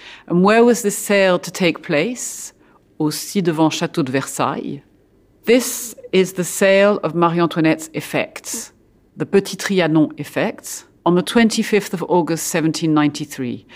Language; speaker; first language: English; native; English